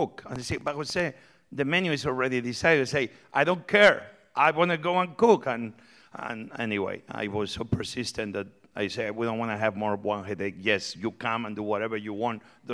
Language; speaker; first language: English; non-native, fluent; Spanish